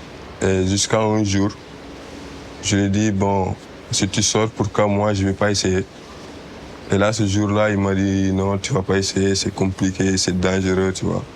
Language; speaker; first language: French; non-native, local second language; Wolof